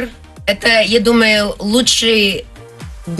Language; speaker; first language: Russian; early bilingual, heritage; Russian